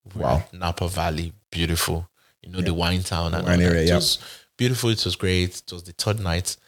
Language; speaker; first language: English; non-native, local second language; Bini